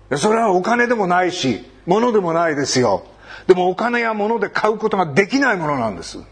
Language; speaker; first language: Japanese; native; Japanese